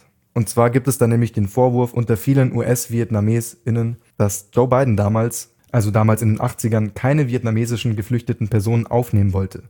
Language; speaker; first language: German; native; German